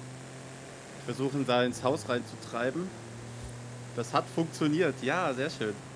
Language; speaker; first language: German; native; German